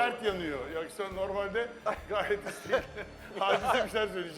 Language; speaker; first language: Turkish; native; Turkish